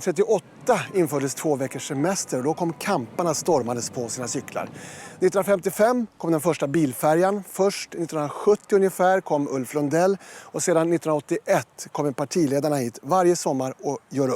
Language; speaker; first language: Swedish; native; Swedish